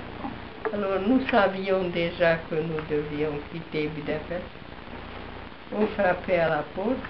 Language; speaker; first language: French; non-native, fluent; Hungarian